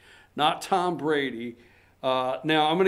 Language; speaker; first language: English; native; English